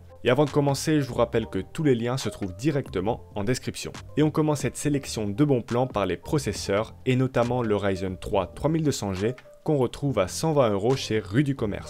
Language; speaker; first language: French; native; French